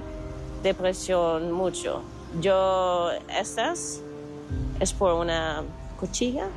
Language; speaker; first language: Spanish; non-native, learner; Dutch